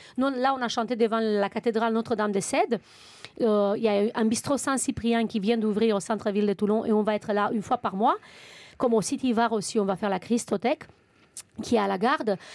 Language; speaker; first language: French; non-native, fluent; Romanian